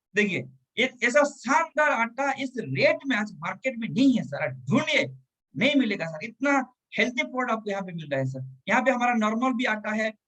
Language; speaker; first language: Hindi; non-native, local second language; Telugu